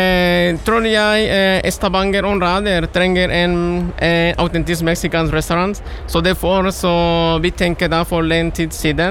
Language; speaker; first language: Norwegian; non-native, learner; Spanish